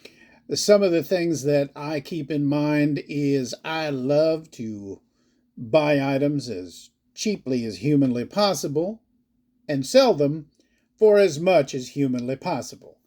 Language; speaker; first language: English; native; English